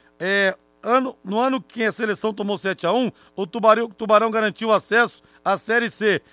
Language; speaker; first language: Portuguese; native; Portuguese